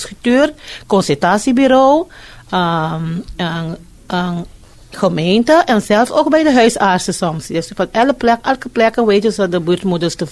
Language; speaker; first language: Dutch; non-native, fluent; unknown